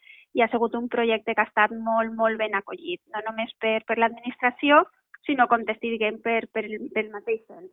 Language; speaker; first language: Catalan; native; Catalan